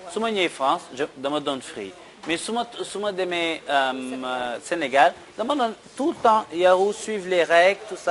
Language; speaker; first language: French; non-native, local second language; Wolof